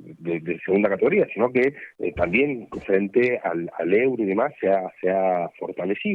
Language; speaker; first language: Spanish; native; Spanish